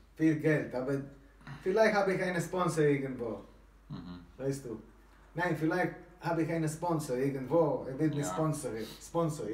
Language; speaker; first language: German; non-native, fluent; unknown